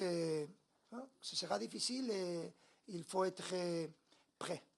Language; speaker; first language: French; non-native, learner; Spanish